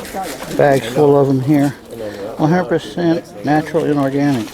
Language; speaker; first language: English; native; English